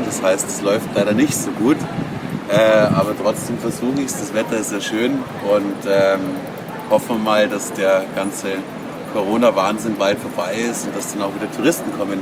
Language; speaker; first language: German; native; German